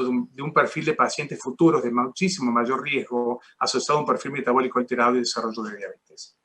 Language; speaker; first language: Spanish; native; Spanish